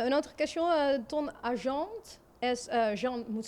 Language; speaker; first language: French; non-native, learner; Dutch